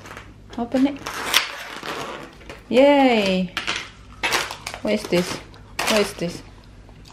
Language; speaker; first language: English; non-native, local second language; Indonesian